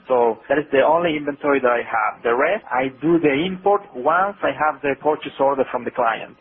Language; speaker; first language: English; non-native, fluent; Spanish